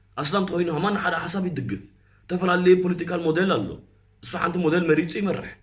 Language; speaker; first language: Tigrinya; early bilingual, heritage; Tigrinya